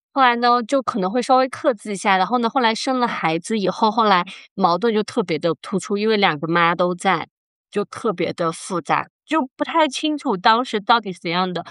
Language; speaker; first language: Chinese; native; Chinese